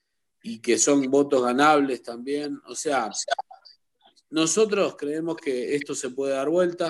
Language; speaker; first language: Spanish; native; Spanish